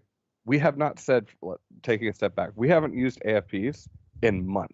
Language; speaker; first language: English; native; English